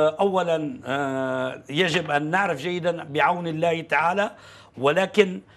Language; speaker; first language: Arabic; non-native, fluent; Turkish